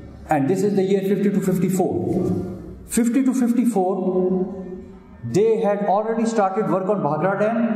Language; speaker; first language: English; non-native, local second language; Urdu